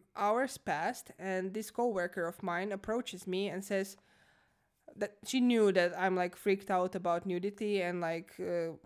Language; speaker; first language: English; non-native, fluent; Croatian